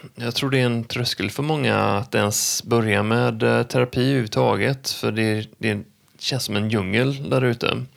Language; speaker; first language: Swedish; native; Swedish